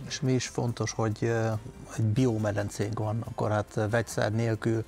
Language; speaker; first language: Hungarian; non-native, fluent; Dutch